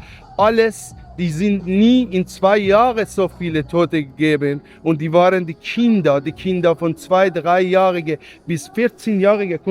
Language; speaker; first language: German; non-native, learner; Persian